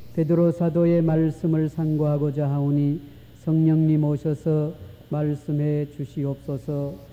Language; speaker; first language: Korean; native; Korean